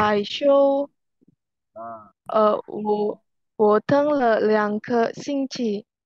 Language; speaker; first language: Chinese; non-native, learner; Indonesian